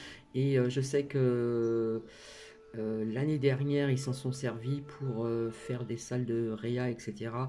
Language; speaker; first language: French; native; French